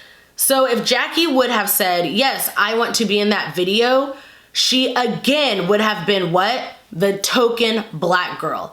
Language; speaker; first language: English; native; English